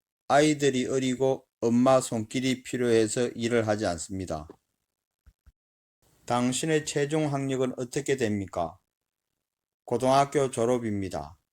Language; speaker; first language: Korean; non-native, learner; Filipino